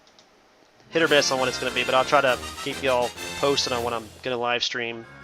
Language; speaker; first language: English; native; English